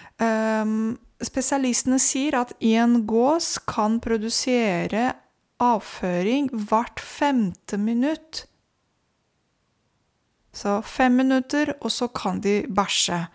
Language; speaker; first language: Norwegian; non-native, fluent; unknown